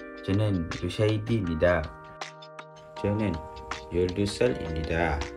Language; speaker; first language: Korean; non-native, learner; Malay